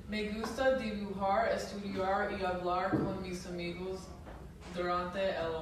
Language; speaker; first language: Spanish; non-native, learner; English